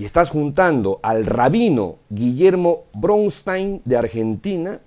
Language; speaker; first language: Spanish; native; Spanish